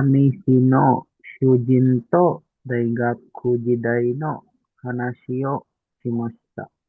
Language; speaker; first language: Japanese; non-native, learner; Filipino